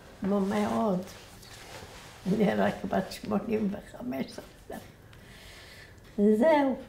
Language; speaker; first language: Hebrew; early bilingual, other home language; Arabic